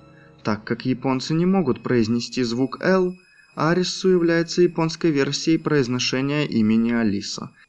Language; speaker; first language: Russian; native; Russian